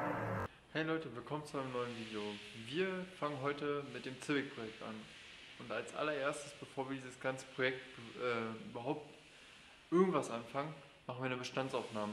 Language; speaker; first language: German; native; German